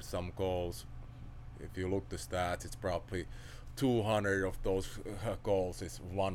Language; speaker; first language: English; non-native, fluent; Finnish